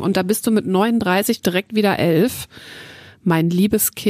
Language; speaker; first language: German; native; German